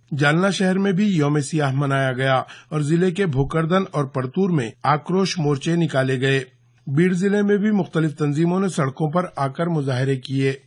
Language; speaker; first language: Urdu; native; Urdu